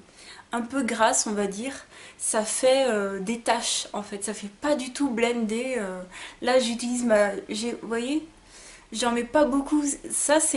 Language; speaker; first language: French; native; French